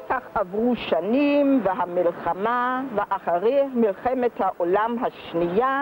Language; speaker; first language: Hebrew; early bilingual, other home language; German